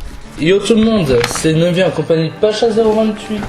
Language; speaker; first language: French; native; French